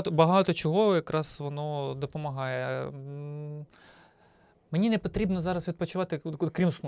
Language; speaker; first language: Ukrainian; native; Ukrainian